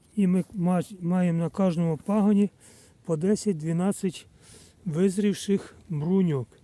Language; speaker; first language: Ukrainian; native; Ukrainian